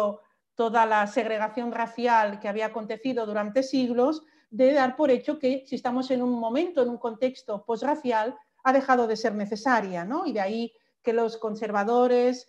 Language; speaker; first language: Spanish; native; Spanish